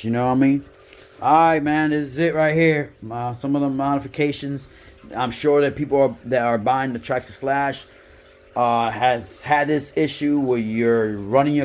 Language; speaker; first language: English; native; English